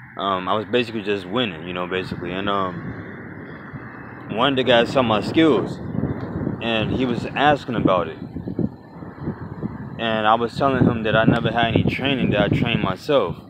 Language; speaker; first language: English; native; English